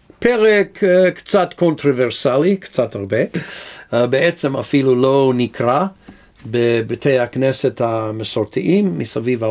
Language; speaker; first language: Hebrew; non-native, fluent; English